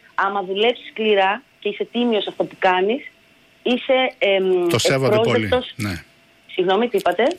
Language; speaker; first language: Greek; early bilingual, other home language; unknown